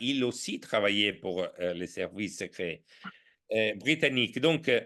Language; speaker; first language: French; non-native, fluent; Italian